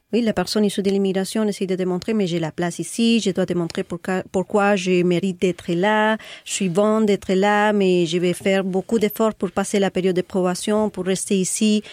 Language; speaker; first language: French; non-native, fluent; Spanish